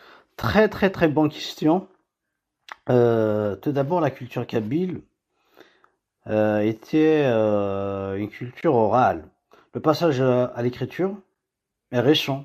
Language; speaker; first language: French; non-native, local second language; Kabyle